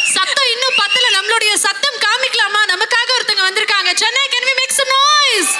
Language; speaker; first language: Tamil; native; Tamil